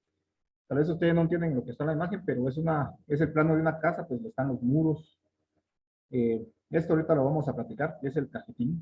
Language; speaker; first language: Spanish; native; Spanish